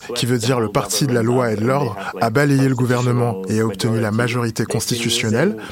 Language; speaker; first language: French; non-native, fluent; Polish